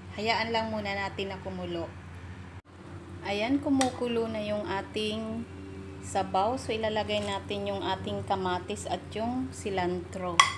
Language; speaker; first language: Filipino; native; Filipino